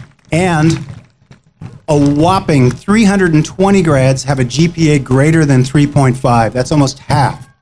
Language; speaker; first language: English; native; English